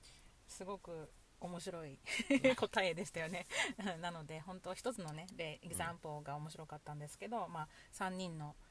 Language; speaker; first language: Japanese; native; Japanese